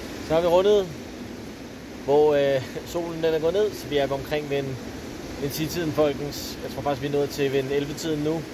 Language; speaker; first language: Danish; native; Danish